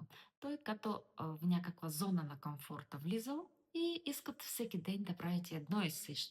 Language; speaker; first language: Bulgarian; non-native, learner; Russian